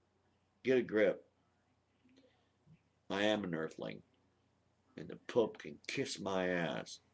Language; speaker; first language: English; native; English